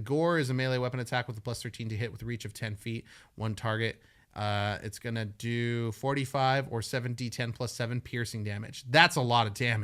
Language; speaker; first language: English; native; English